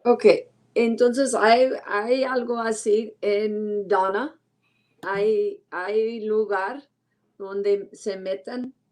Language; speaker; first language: Spanish; non-native, learner; English